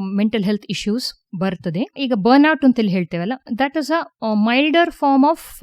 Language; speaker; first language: Kannada; native; Kannada